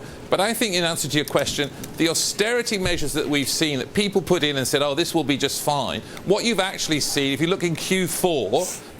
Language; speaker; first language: English; native; English